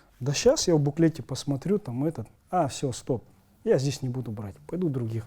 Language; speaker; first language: Russian; native; Russian